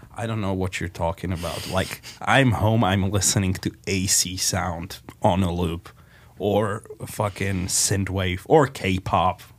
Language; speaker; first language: English; non-native, fluent; Slovak